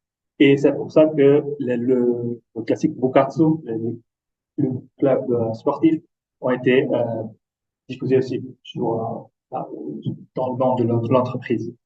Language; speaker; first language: French; non-native, fluent; Italian